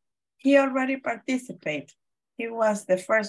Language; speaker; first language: English; non-native, fluent; Spanish